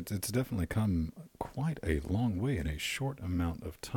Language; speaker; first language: English; native; English